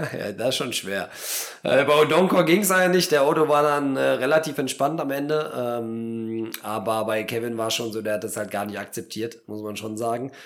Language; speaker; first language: German; early bilingual, other home language; Polish